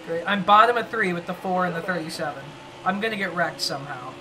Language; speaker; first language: English; native; English